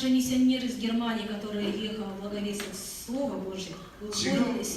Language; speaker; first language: Russian; native; Russian